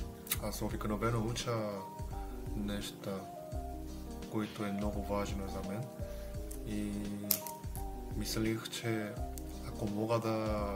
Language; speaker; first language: Bulgarian; non-native, learner; Korean